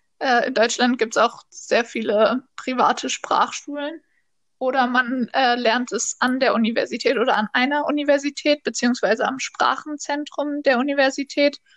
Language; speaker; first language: German; native; German